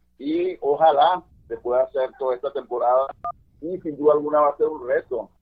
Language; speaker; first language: Spanish; native; Spanish